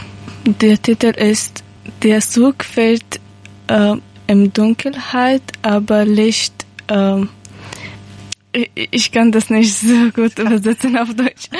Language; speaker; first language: German; non-native, learner; Persian